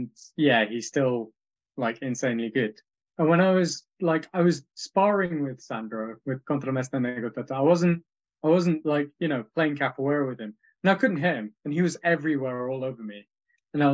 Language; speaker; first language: English; native; English